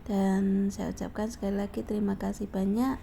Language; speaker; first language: Indonesian; native; Indonesian